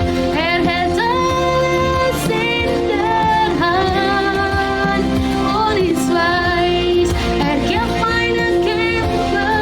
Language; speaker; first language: German; non-native, learner; Indonesian